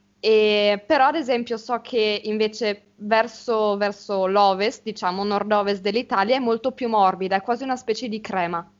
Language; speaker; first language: Italian; native; Italian